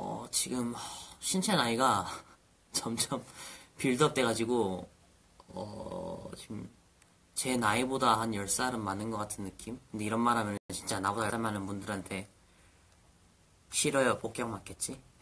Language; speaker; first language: Korean; native; Korean